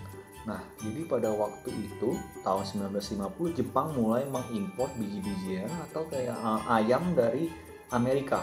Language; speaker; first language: Indonesian; native; Indonesian